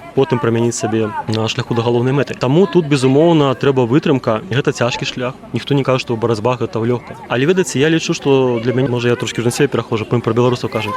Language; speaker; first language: Belarusian; non-native, local second language; Russian